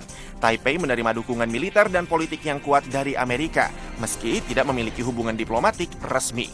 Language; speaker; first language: Indonesian; native; Indonesian